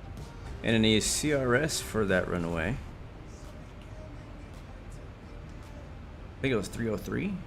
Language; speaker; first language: English; native; English